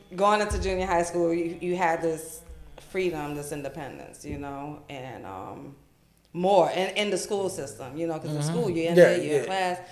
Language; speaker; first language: English; native; English